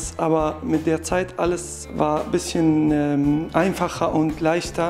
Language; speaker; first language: German; non-native, learner; Arabic